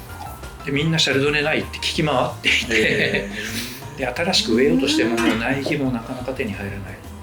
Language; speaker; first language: Japanese; native; Japanese